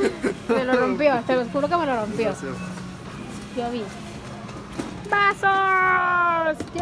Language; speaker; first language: Spanish; native; Spanish